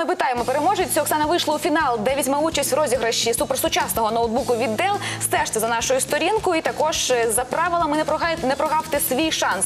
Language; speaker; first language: Ukrainian; native; Ukrainian